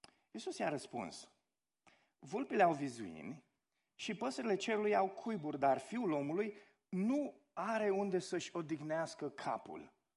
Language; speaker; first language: Romanian; native; Romanian